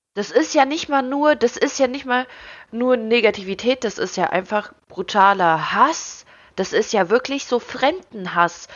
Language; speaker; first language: German; early bilingual, other home language; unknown